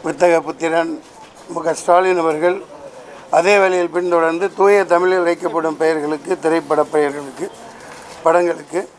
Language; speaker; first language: Tamil; native; Tamil